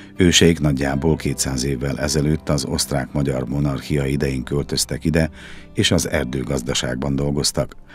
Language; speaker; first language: Hungarian; native; Hungarian